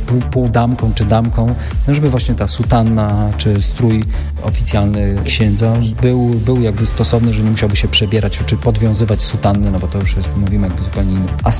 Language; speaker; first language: Polish; native; Polish